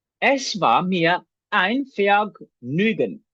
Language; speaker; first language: German; non-native, fluent; Turkish